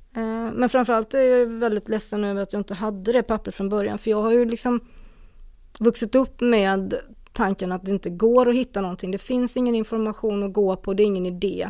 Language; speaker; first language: Swedish; native; Swedish